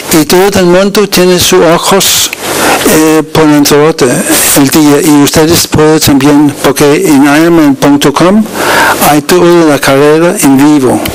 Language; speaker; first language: Spanish; non-native, learner; Danish